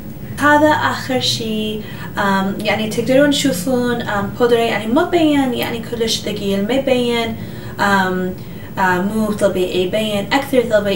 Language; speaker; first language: Arabic; early bilingual, heritage; English